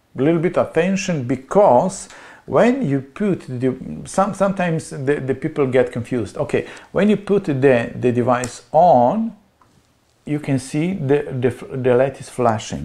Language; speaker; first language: English; non-native, learner; Slovenian